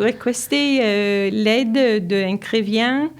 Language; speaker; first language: French; non-native, learner; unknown